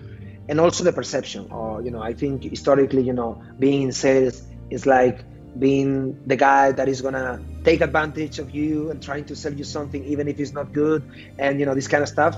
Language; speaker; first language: English; non-native, fluent; Spanish